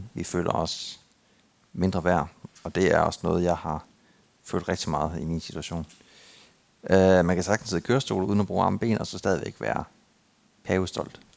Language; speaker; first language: Danish; native; Danish